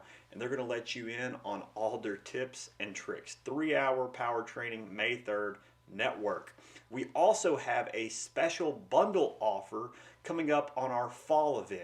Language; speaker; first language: English; native; English